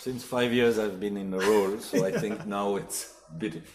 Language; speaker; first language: English; non-native, fluent; French